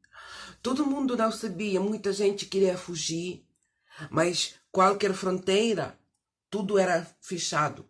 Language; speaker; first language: Portuguese; non-native, fluent; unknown